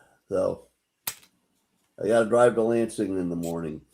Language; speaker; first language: English; native; English